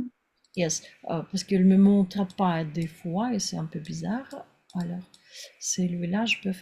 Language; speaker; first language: French; non-native, fluent; Russian